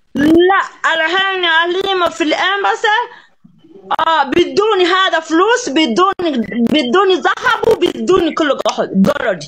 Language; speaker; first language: Arabic; non-native, learner; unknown